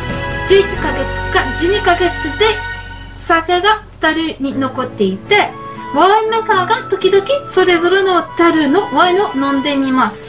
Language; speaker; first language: Japanese; non-native, learner; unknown